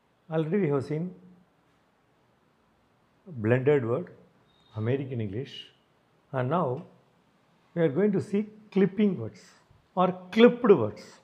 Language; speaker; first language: English; non-native, local second language; Tamil